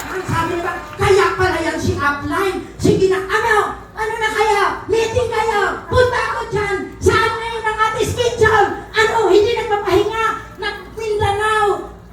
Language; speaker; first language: Filipino; non-native, local second language; Cebuano